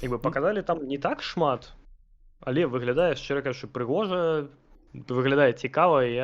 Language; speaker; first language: Belarusian; non-native, local second language; Russian